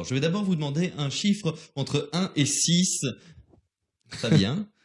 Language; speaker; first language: French; native; French